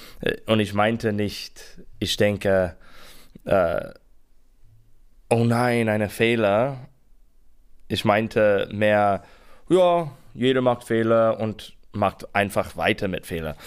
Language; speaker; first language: German; non-native, learner; English